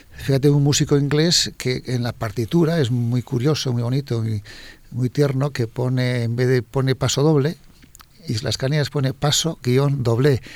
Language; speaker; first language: Spanish; native; Spanish